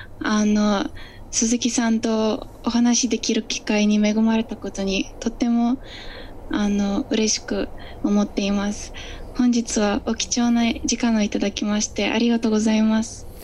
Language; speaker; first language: Japanese; non-native, fluent; Bulgarian